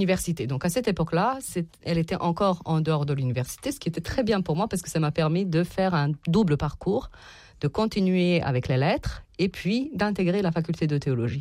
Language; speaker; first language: French; non-native, fluent; Serbian